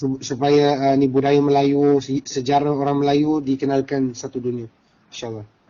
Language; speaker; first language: Malay; non-native, fluent; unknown